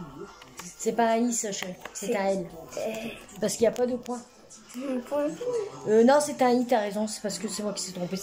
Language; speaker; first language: French; native; French